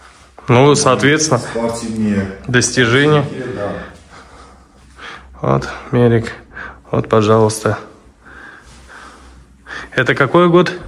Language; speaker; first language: Russian; native; Russian